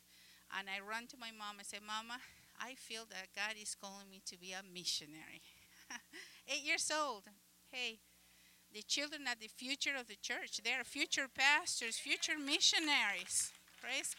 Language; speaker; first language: English; non-native, fluent; Spanish